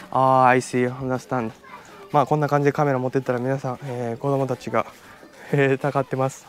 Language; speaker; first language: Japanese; native; Japanese